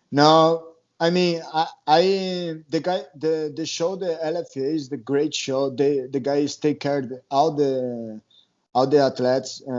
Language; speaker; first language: English; non-native, learner; Portuguese